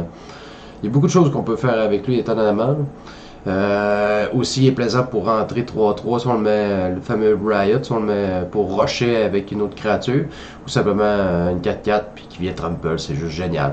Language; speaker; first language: French; native; French